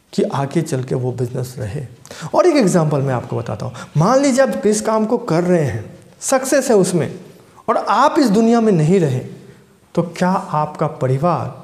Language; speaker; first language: Hindi; non-native, local second language; Bangla